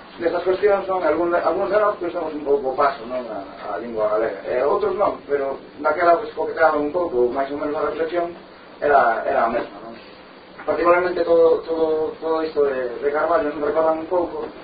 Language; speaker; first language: Galician; non-native, local second language; Spanish